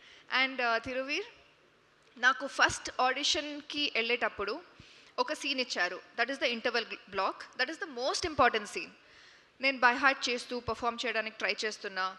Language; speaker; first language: Telugu; non-native, local second language; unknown